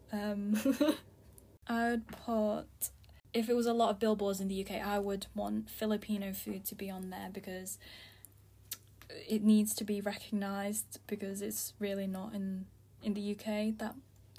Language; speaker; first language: English; early bilingual, other home language; Filipino